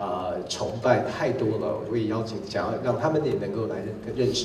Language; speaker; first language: Chinese; native; Chinese